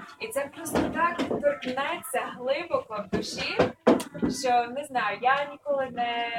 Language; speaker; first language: Ukrainian; early bilingual, other home language; English